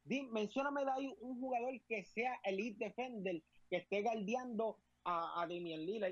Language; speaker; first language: Spanish; native; Spanish